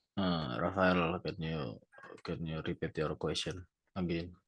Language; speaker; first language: English; non-native, learner; Indonesian